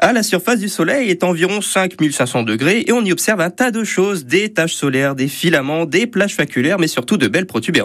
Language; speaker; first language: French; native; French